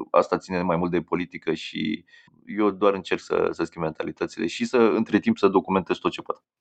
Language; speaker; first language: Romanian; native; Romanian